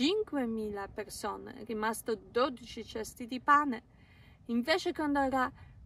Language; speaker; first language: Italian; non-native, fluent; Polish